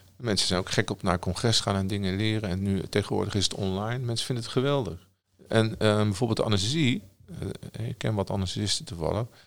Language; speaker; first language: Dutch; native; Dutch